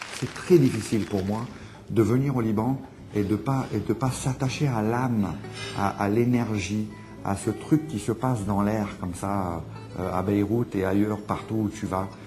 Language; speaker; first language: French; native; French